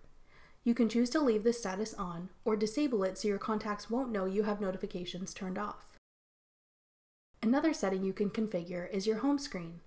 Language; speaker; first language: English; native; English